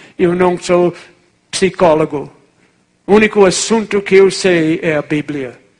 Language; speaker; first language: Portuguese; non-native, fluent; English